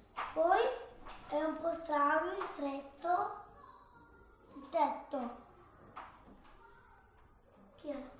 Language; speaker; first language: Italian; early bilingual, other home language; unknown